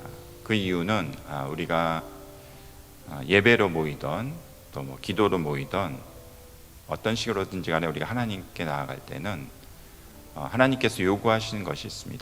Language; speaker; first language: Korean; native; Korean